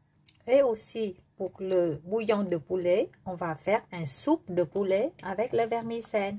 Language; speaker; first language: French; non-native, learner; Vietnamese